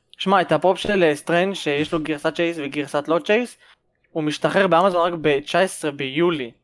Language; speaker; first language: Hebrew; native; Hebrew